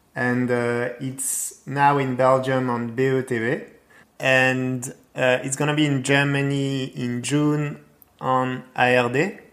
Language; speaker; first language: English; non-native, fluent; French